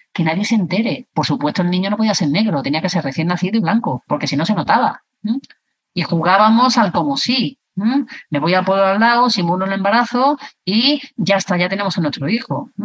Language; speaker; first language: Spanish; native; Spanish